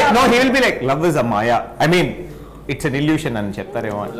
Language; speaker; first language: Telugu; native; Telugu